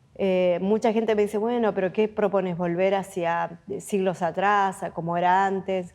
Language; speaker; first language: Spanish; native; Spanish